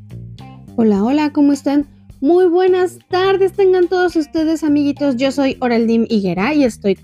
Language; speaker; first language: Spanish; native; Spanish